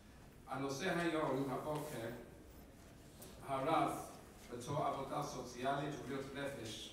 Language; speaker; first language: Hebrew; non-native, fluent; English